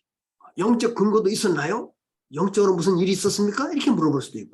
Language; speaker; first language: Korean; native; Korean